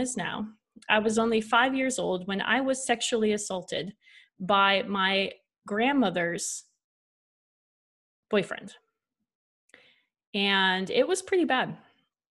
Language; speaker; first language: English; native; English